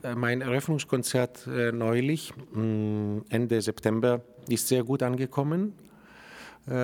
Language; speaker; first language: German; non-native, fluent; Greek